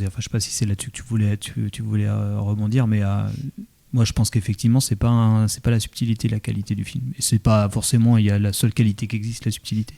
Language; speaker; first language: French; native; French